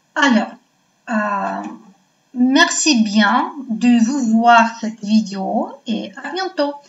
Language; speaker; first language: French; non-native, fluent; Russian